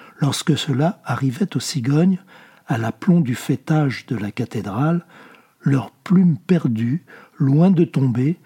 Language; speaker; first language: French; native; French